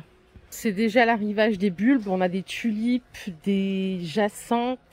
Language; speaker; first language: French; native; French